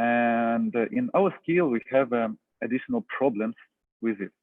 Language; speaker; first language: English; non-native, fluent; Russian